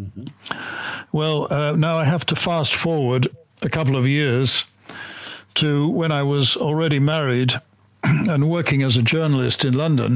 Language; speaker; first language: English; native; English